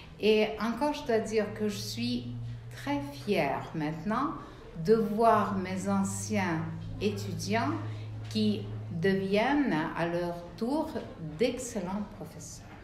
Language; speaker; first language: French; non-native, fluent; Russian